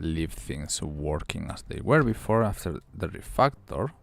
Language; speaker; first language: English; non-native, fluent; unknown